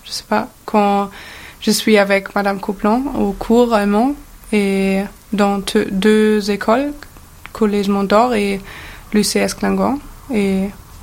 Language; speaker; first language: French; non-native, learner; German